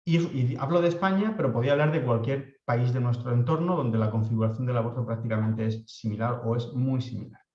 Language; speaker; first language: Spanish; native; Spanish